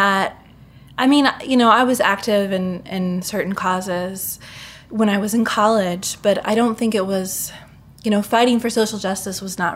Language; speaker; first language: English; native; English